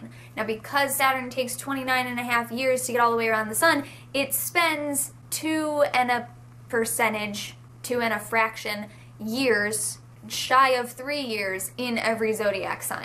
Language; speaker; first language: English; native; English